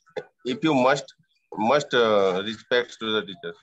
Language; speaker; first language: English; non-native, learner; Gujarati